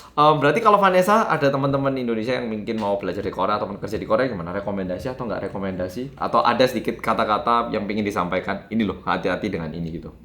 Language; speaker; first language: Indonesian; native; Indonesian